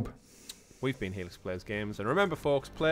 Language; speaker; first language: English; native; English